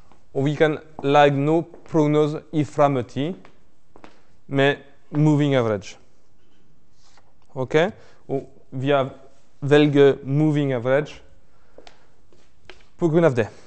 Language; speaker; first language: Norwegian; non-native, fluent; French